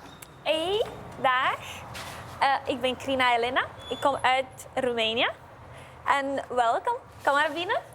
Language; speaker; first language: Dutch; non-native, learner; Romanian